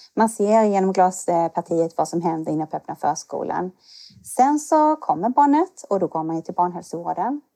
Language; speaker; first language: Swedish; native; Swedish